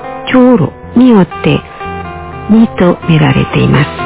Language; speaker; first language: Japanese; non-native, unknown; Indonesian